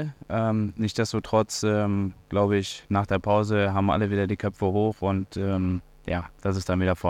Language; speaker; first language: German; native; German